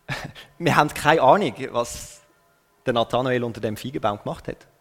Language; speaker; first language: German; native; German